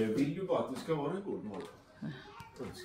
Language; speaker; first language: Swedish; native; Swedish